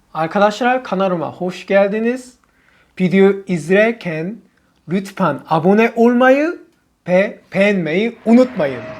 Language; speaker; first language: Turkish; non-native, learner; Korean